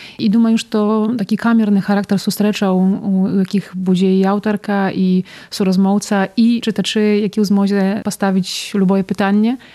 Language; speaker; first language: Belarusian; native; Belarusian